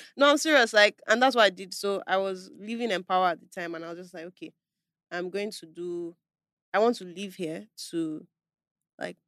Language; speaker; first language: English; non-native, local second language; Yoruba